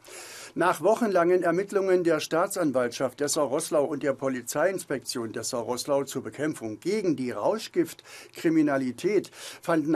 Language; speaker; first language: German; native; German